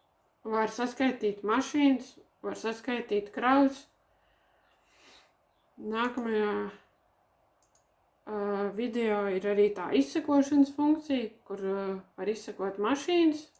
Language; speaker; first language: Latvian; native; Latvian